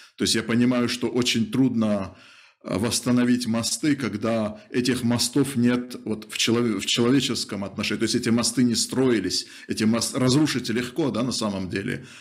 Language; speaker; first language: Russian; native; Russian